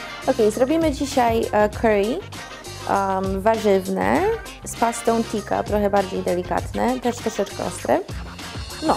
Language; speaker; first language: Polish; early bilingual, heritage; Polish